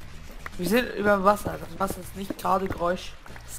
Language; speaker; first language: German; native; German